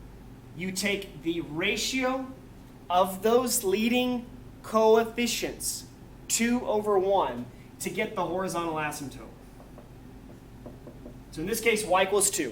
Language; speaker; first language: English; native; English